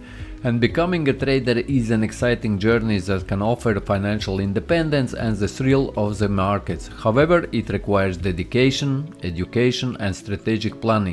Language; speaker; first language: English; non-native, fluent; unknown